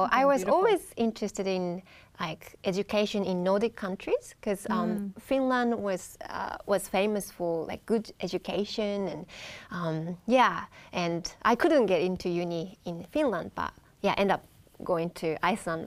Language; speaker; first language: English; non-native, fluent; Japanese